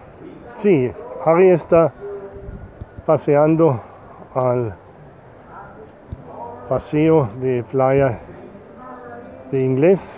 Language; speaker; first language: Spanish; non-native, learner; German